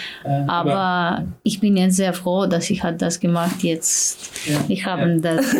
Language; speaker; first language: German; non-native, learner; Slovenian